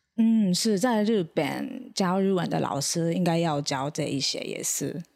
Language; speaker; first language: Chinese; non-native, fluent; Japanese